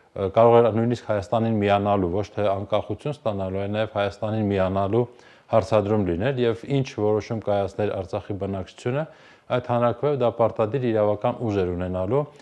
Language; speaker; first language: Armenian; native; Armenian